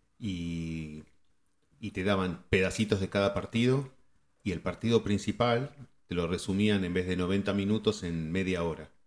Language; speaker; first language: Spanish; native; Spanish